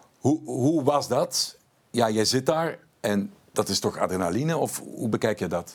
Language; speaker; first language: Dutch; native; Dutch